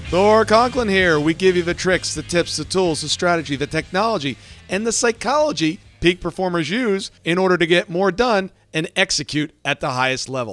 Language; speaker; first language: English; native; English